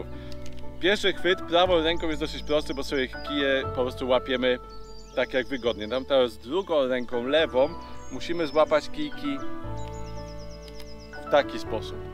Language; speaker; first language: Polish; native; Polish